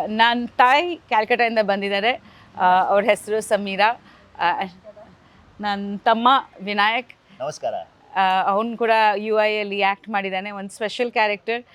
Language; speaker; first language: Kannada; non-native, fluent; Bangla